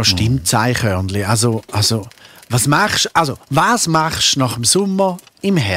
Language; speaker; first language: German; native; German